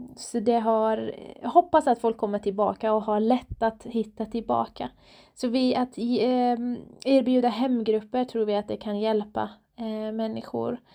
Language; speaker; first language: Swedish; non-native, fluent; Persian